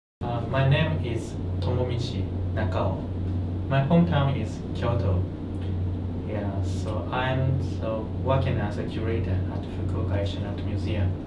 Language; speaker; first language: English; non-native, learner; Japanese